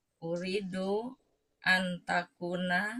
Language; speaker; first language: Arabic; non-native, learner; Indonesian